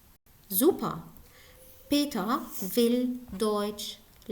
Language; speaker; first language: German; non-native, learner; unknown